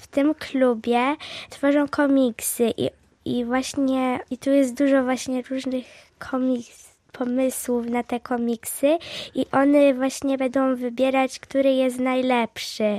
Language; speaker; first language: Polish; native; Polish